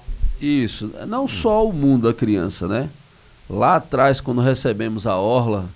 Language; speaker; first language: Portuguese; native; Portuguese